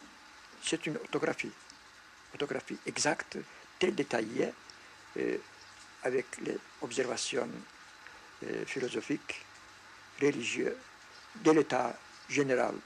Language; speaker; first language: French; non-native, fluent; Greek